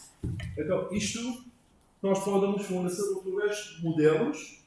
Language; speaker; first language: Portuguese; non-native, learner; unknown